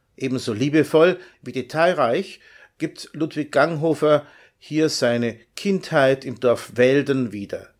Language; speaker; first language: German; native; German